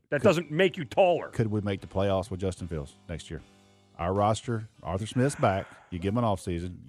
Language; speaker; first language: English; native; English